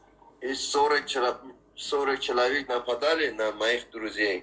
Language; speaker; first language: Russian; non-native, learner; Tajik